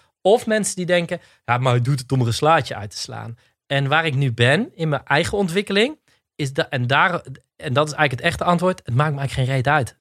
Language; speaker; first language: Dutch; native; Dutch